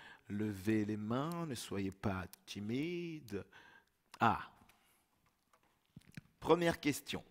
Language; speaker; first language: French; native; French